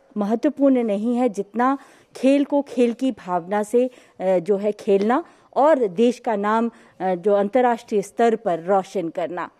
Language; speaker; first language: Hindi; native; Hindi